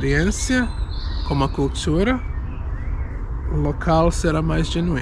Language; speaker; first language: Portuguese; non-native, learner; Croatian